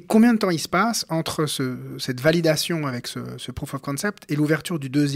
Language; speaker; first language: French; native; French